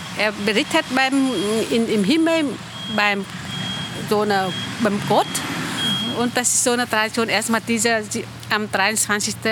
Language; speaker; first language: German; non-native, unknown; Vietnamese